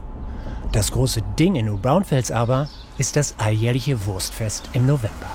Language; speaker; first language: German; native; German